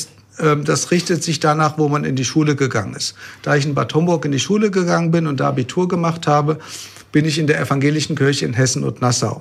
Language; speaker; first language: German; native; German